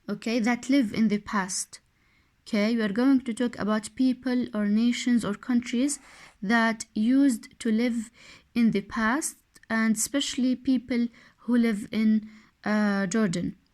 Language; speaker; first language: English; non-native, fluent; Arabic